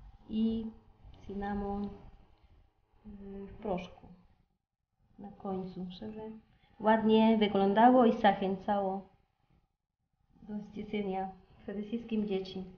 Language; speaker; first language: Polish; non-native, learner; Spanish